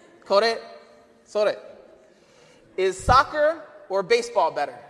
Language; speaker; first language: English; native; English